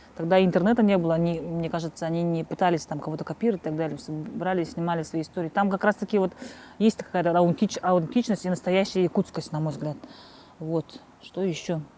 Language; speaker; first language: Russian; non-native, local second language; Yakut